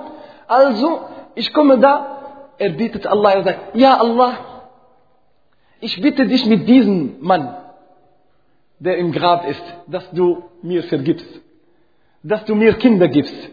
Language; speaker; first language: German; non-native, fluent; Arabic